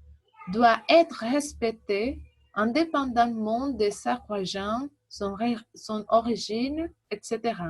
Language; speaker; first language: French; non-native, learner; Portuguese